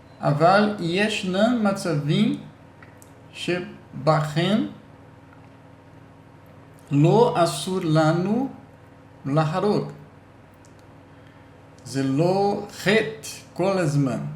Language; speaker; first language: Hebrew; non-native, learner; Portuguese